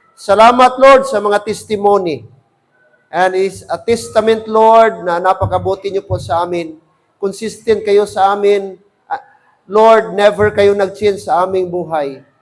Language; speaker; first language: Filipino; non-native, local second language; Hiligaynon